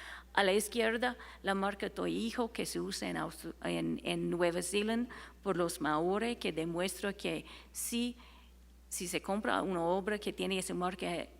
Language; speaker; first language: Spanish; non-native, fluent; English